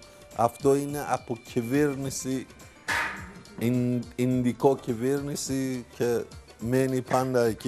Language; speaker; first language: Greek; non-native, learner; Persian